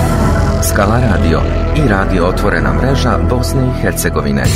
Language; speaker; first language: Croatian; native; Croatian